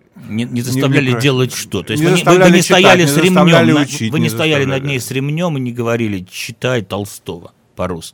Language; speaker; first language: Russian; native; Russian